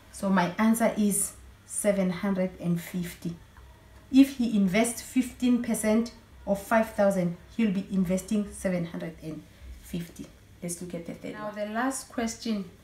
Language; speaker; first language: English; non-native, local second language; Zulu